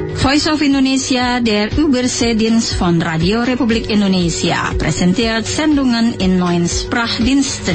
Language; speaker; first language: German; non-native, fluent; Indonesian